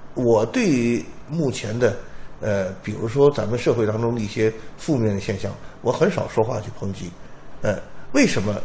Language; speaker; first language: Chinese; native; Chinese